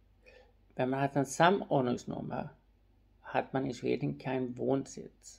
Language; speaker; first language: German; non-native, fluent; Swedish